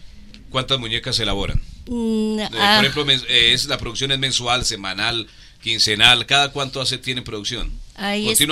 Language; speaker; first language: Spanish; native; Spanish